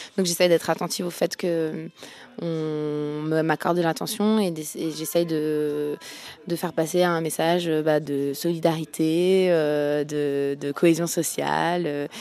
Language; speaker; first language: French; non-native, local second language; Swiss German